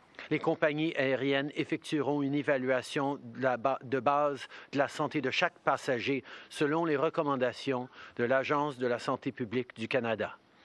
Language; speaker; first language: French; native; French